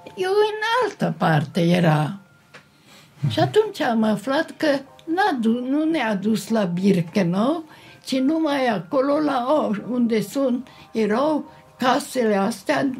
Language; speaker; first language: Romanian; non-native, local second language; Hungarian